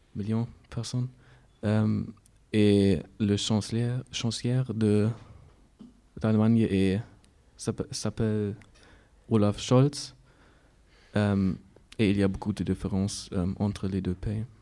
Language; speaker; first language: French; non-native, learner; German